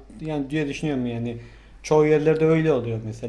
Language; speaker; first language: Turkish; non-native, fluent; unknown